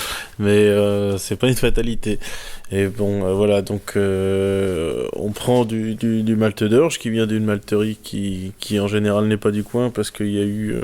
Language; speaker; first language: French; native; French